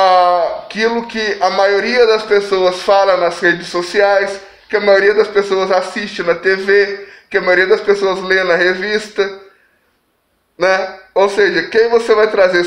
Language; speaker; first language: Portuguese; native; Portuguese